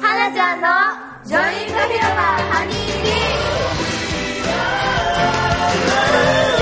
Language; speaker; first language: Japanese; native; Japanese